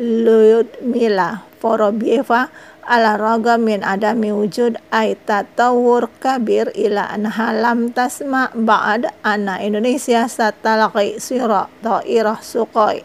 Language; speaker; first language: Arabic; non-native, fluent; Indonesian